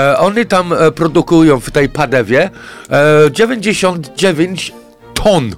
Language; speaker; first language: Polish; non-native, fluent; English